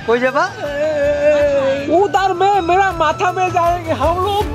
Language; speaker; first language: Hindi; non-native, local second language; Bangla